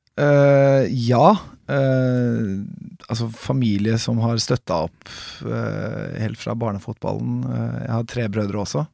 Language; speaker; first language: Norwegian; native; Norwegian